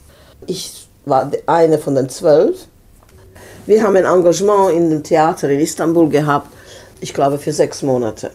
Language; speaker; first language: German; non-native, fluent; Serbian